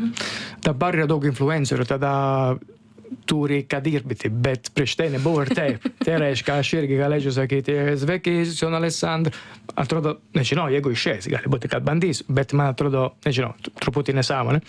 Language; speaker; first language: Lithuanian; non-native, fluent; Italian